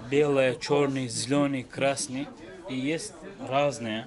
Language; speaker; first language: Russian; non-native, learner; Turkish